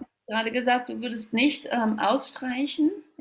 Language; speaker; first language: German; native; German